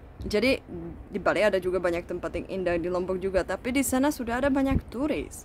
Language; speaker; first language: Indonesian; non-native, fluent; Czech